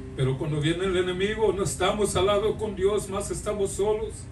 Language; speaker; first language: Spanish; early bilingual, heritage; Spanish